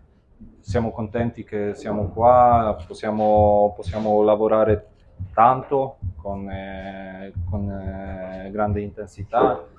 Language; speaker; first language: Italian; non-native, fluent; Polish